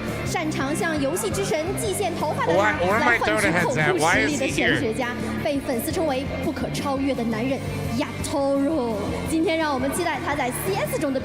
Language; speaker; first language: Chinese; native; Chinese